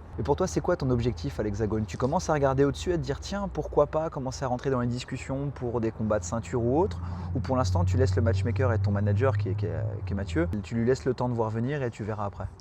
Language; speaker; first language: French; native; French